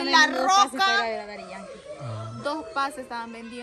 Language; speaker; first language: Spanish; native; Spanish